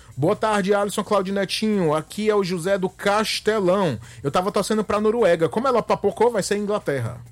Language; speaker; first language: Portuguese; native; Portuguese